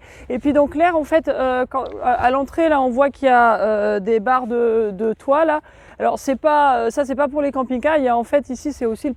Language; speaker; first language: French; native; French